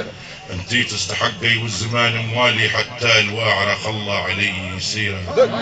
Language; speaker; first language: Arabic; native; Arabic